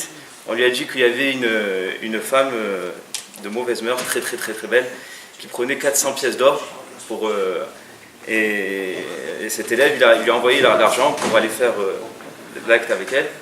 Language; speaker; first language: French; native; French